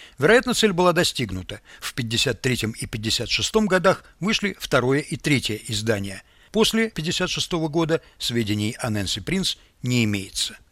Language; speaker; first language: Russian; native; Russian